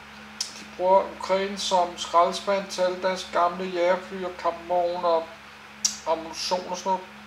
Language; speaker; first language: Danish; native; Danish